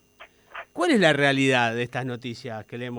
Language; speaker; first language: Spanish; native; Spanish